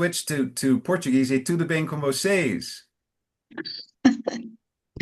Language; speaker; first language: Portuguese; non-native, fluent; English